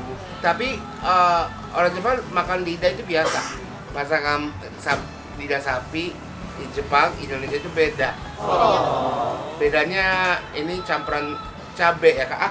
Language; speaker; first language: Indonesian; non-native, fluent; Japanese